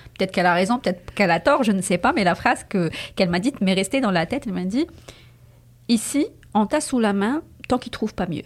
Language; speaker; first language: French; non-native, local second language; Arabic